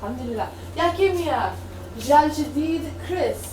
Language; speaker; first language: Arabic; non-native, learner; English